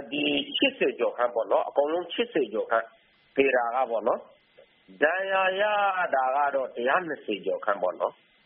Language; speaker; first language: Burmese; native; Burmese